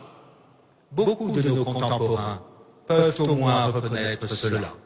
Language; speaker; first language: French; native; French